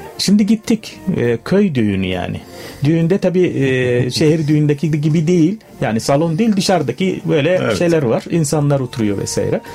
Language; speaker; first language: Turkish; non-native, fluent; Arabic